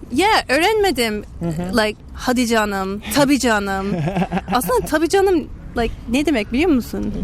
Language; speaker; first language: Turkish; non-native, learner; English